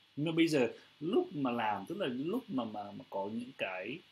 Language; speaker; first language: Vietnamese; native; Vietnamese